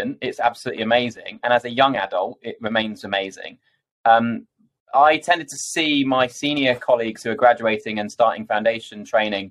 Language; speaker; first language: English; native; English